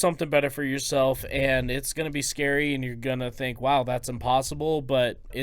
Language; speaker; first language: English; native; English